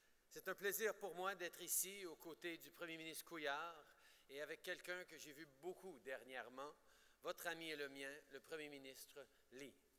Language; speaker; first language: French; native; French